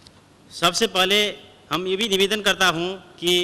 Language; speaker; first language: Hindi; non-native, local second language; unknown